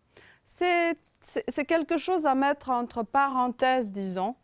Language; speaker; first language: French; non-native, fluent; Romanian